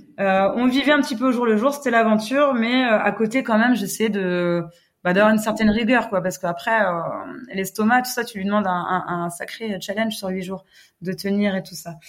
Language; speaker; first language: French; non-native, fluent; English